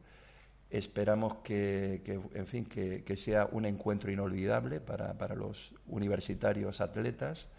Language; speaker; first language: Spanish; native; Spanish